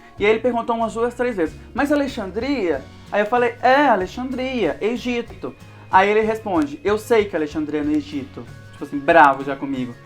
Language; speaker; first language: Portuguese; native; Portuguese